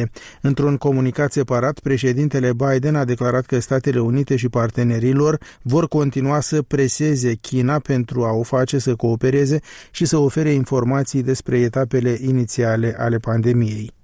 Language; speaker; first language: Romanian; native; Romanian